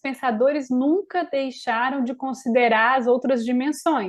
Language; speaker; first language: Portuguese; native; Portuguese